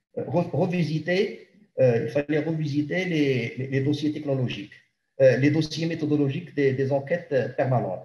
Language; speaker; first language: French; non-native, local second language; Arabic